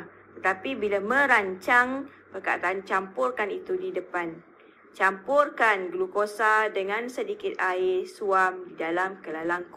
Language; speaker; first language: Malay; native; Malay